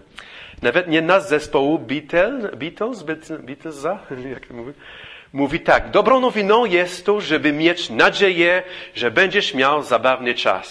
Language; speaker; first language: Polish; non-native, fluent; English